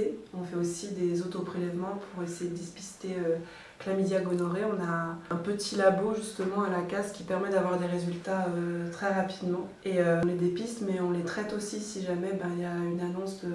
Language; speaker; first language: French; native; French